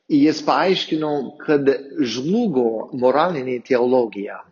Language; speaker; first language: Lithuanian; non-native, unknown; English